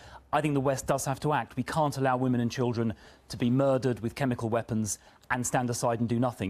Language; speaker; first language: English; native; English